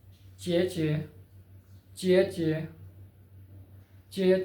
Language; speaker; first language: Chinese; non-native, fluent; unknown